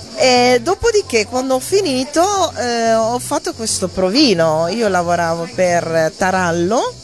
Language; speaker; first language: Italian; non-native, fluent; Dutch